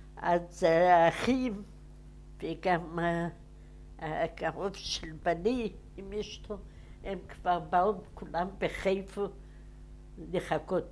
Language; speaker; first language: Hebrew; non-native, fluent; Yiddish